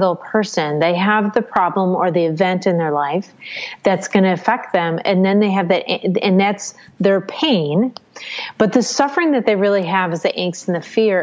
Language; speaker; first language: English; native; English